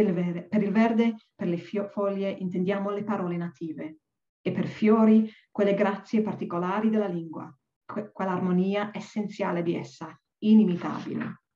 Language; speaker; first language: Italian; non-native, fluent; Welsh